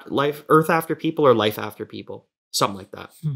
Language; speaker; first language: English; native; English